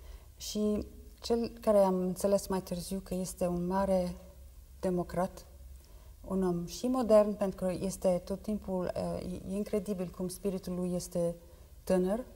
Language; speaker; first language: Romanian; non-native, fluent; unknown